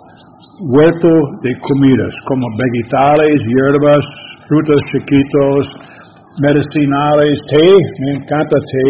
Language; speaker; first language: Spanish; non-native, learner; English